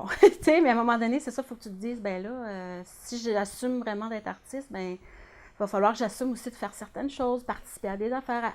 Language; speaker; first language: French; native; French